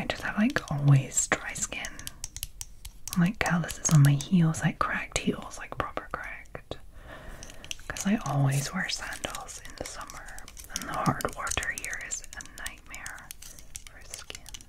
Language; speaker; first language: English; native; English